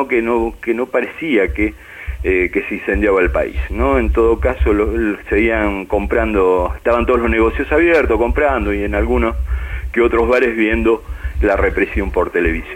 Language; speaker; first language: Spanish; native; Spanish